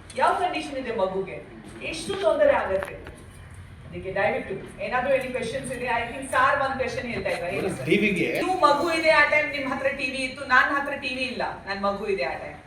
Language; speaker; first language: Kannada; non-native, learner; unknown